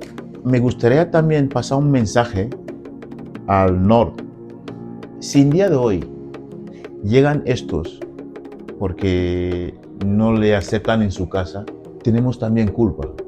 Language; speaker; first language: Spanish; non-native, fluent; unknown